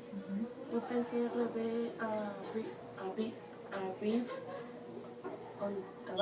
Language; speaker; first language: French; non-native, learner; Spanish